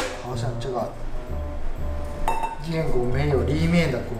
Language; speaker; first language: Chinese; non-native, fluent; Japanese